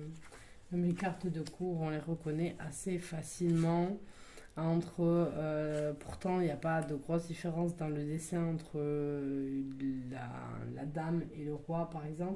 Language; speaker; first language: French; native; French